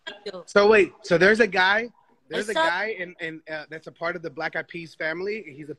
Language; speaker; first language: English; native; English